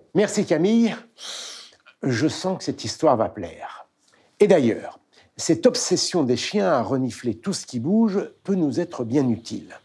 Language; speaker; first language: French; native; French